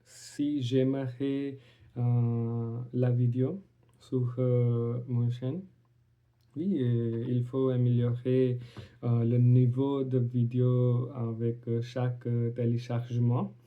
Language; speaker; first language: French; non-native, learner; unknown